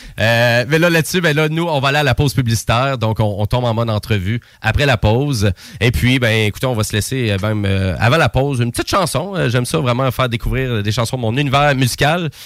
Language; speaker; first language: French; native; French